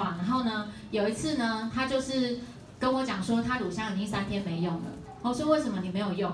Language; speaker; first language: Chinese; native; Chinese